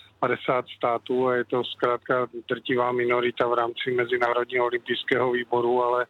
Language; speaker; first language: Czech; native; Czech